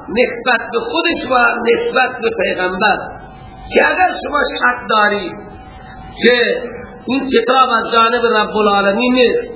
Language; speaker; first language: Persian; non-native, local second language; Baluchi